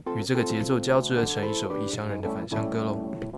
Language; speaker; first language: Chinese; native; Chinese